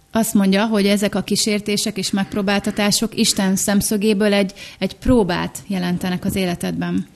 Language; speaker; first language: Hungarian; native; Hungarian